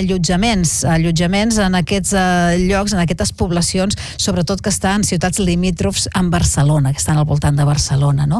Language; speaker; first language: Catalan; native; Catalan